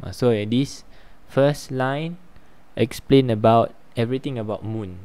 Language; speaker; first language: English; non-native, local second language; Malay